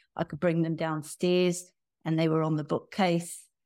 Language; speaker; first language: English; native; English